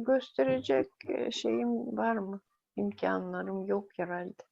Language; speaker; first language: Turkish; non-native, fluent; Yakut